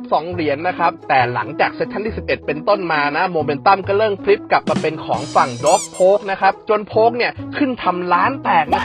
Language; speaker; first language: Thai; native; Thai